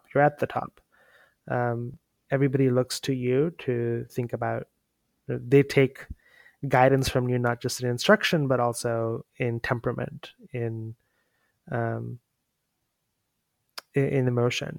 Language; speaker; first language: English; non-native, local second language; Hindi